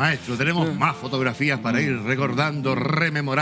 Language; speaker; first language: Spanish; native; Spanish